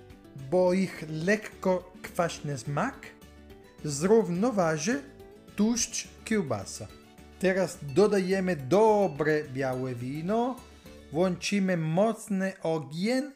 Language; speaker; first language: Polish; non-native, learner; Italian